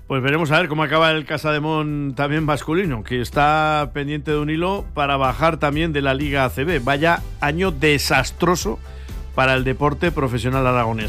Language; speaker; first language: Spanish; native; Spanish